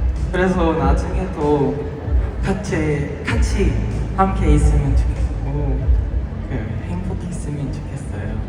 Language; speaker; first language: Korean; non-native, fluent; Filipino